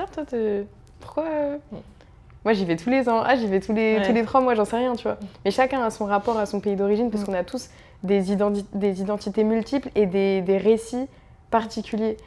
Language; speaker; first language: French; early bilingual, other home language; Arabic